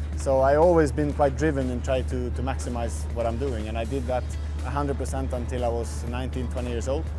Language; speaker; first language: English; non-native, fluent; Swedish